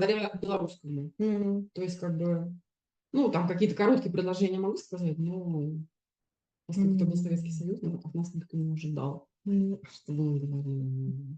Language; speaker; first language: Russian; native; Russian